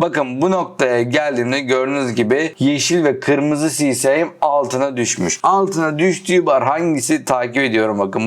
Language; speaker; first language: Turkish; native; Turkish